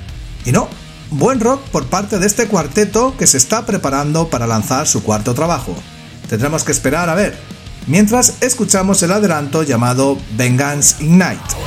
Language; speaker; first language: Spanish; native; Spanish